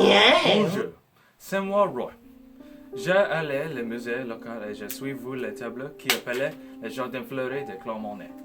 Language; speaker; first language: French; non-native, learner; English